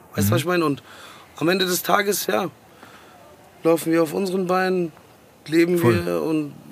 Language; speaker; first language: German; early bilingual, other home language; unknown